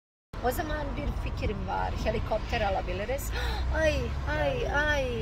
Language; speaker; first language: Turkish; non-native, learner; Bosnian